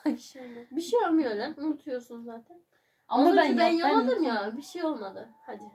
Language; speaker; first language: Turkish; native; Turkish